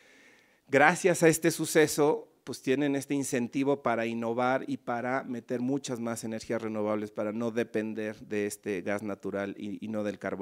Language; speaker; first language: Spanish; native; Spanish